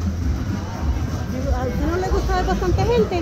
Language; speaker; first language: Spanish; native; Spanish